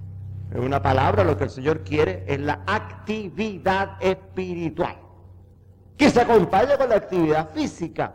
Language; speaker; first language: Spanish; native; Spanish